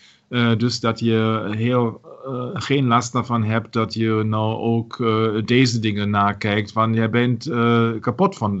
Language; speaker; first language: Dutch; non-native, learner; German